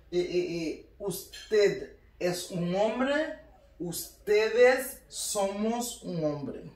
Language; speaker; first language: Spanish; non-native, learner; Haitian Creole